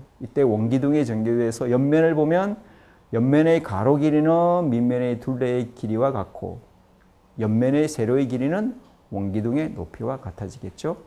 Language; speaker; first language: Korean; native; Korean